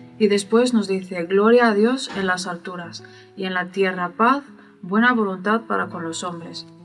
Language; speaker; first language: Spanish; non-native, fluent; Bulgarian